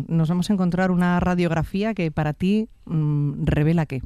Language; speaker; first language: Spanish; native; Spanish